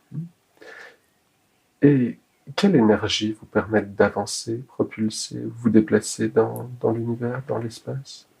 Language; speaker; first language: French; native; French